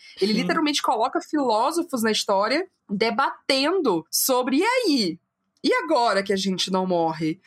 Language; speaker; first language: Portuguese; native; Portuguese